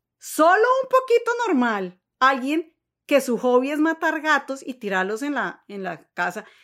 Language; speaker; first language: Spanish; native; Spanish